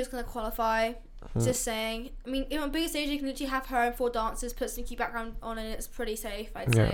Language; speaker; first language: English; native; English